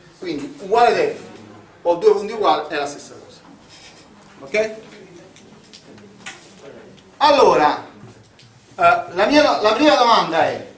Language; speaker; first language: Italian; native; Italian